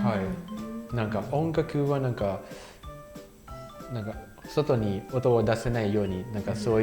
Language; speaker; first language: Japanese; non-native, fluent; Thai